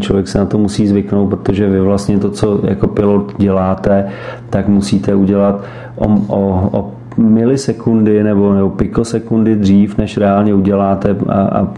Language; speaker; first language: Czech; native; Czech